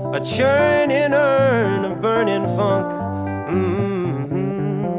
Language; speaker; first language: French; native; French